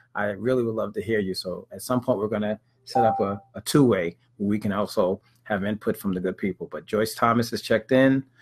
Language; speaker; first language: English; native; English